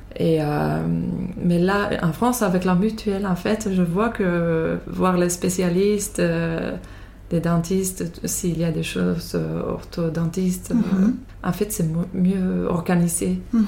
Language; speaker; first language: French; non-native, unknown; Finnish